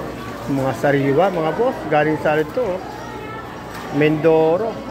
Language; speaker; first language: Filipino; native; Filipino